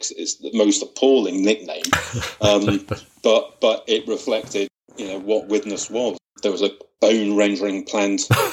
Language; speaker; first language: English; native; English